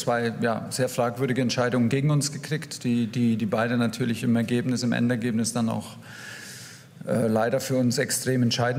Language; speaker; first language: German; native; German